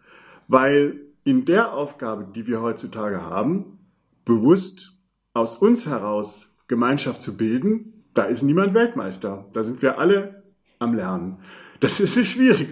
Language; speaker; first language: German; native; German